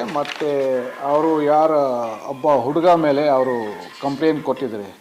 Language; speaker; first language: Kannada; non-native, fluent; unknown